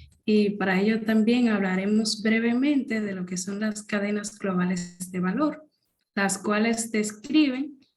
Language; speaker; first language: Spanish; native; Spanish